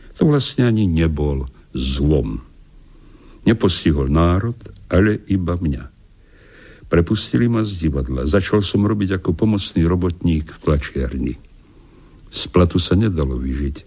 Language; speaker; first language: Slovak; native; Slovak